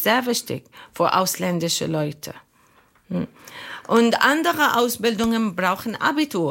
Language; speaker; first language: German; non-native, learner; Arabic